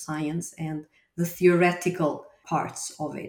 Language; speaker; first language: English; non-native, fluent; Albanian